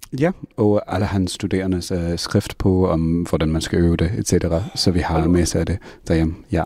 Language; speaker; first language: Danish; non-native, fluent; English